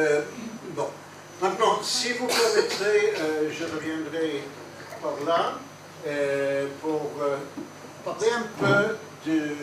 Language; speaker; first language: French; non-native, fluent; English